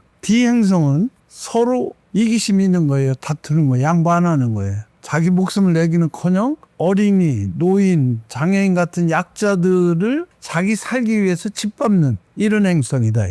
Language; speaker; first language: Korean; native; Korean